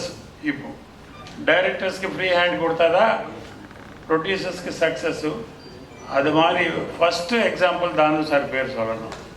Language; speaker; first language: Tamil; non-native, fluent; Telugu